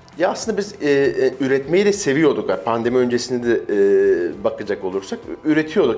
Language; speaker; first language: Turkish; native; Turkish